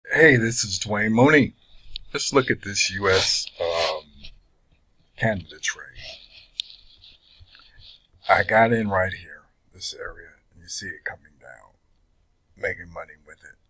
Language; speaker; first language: English; native; English